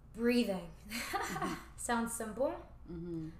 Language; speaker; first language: English; early bilingual, other home language; Spanish